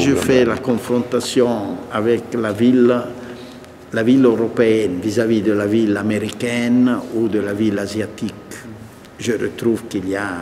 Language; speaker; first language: French; non-native, fluent; Italian